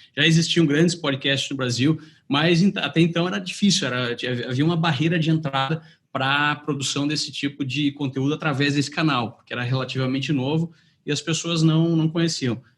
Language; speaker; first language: Portuguese; native; Portuguese